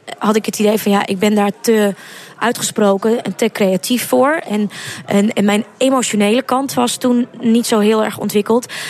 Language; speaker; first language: Dutch; early bilingual, other home language; Russian